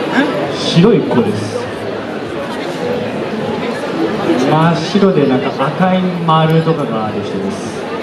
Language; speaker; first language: Japanese; non-native, fluent; French